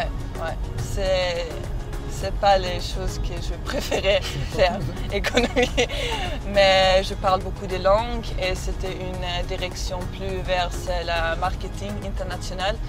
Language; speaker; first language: French; non-native, learner; Serbian